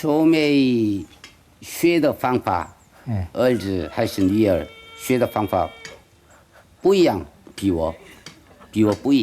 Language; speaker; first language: Chinese; non-native, learner; Korean